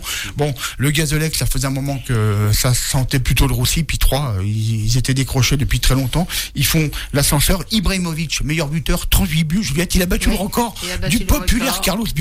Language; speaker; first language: French; native; French